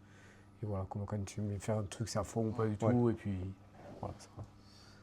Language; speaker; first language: French; native; French